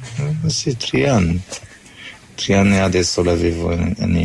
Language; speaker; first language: Italian; non-native, learner; Arabic